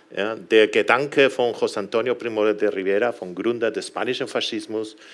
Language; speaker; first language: German; non-native, fluent; Galician